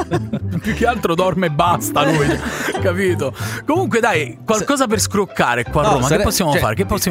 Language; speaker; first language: Italian; native; Italian